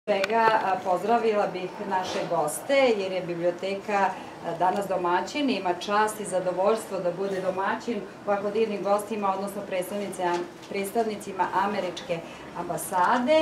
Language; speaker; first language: Croatian; native; Croatian